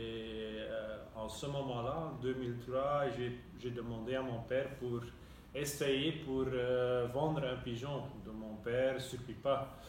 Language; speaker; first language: French; non-native, local second language; Dutch